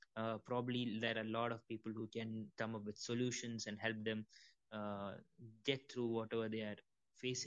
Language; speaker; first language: English; non-native, local second language; Malayalam